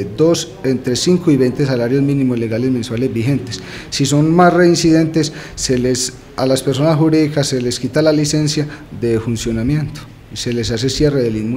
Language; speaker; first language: Spanish; native; Spanish